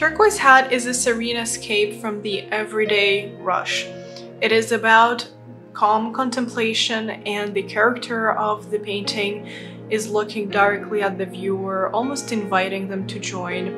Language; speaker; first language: English; non-native, fluent; Russian